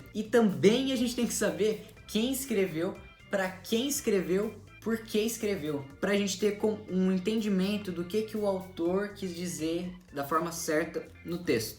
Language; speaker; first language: Portuguese; native; Portuguese